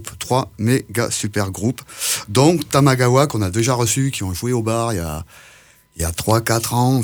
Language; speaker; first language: French; native; French